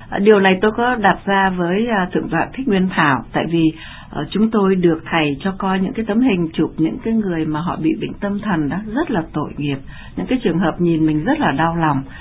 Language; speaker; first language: Vietnamese; native; Vietnamese